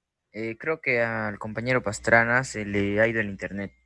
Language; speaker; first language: Spanish; native; Spanish